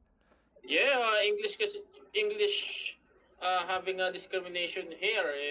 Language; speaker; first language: English; non-native, learner; Filipino